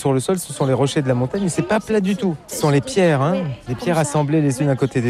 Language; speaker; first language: French; native; French